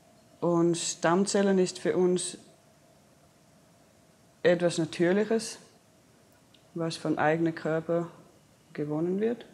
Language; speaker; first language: German; non-native, fluent; Danish